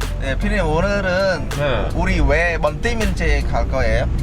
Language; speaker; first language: Korean; non-native, learner; Khmer